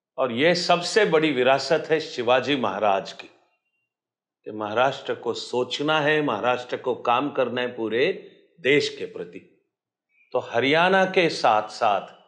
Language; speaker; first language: Hindi; non-native, local second language; Marathi